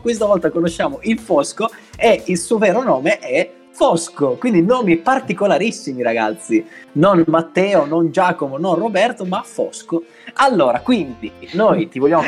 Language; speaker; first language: Italian; native; Italian